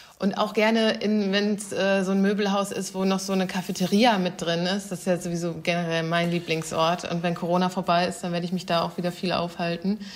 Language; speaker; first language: German; native; German